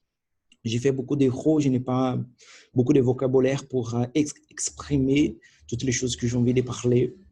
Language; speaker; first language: French; non-native, learner; Portuguese